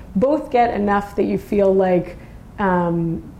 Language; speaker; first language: English; native; English